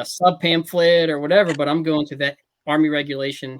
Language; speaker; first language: English; native; English